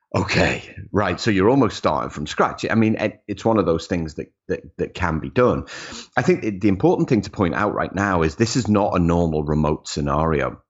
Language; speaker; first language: English; native; English